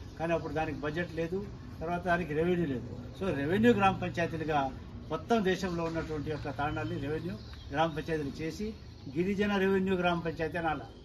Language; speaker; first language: Telugu; non-native, local second language; Lambadi